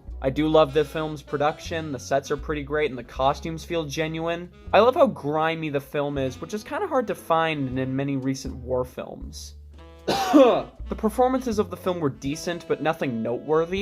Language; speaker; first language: English; native; English